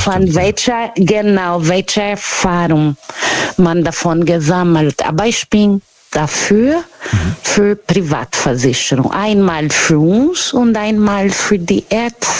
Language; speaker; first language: German; non-native, learner; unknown